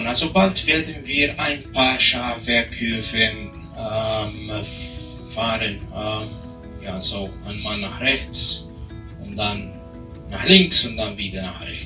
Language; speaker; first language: German; non-native, fluent; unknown